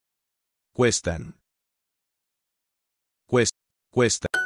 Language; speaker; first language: Spanish; non-native, learner; English